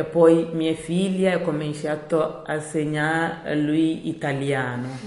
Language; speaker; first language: Italian; non-native, learner; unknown